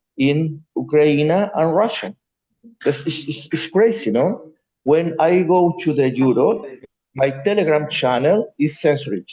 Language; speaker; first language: English; non-native, learner; Spanish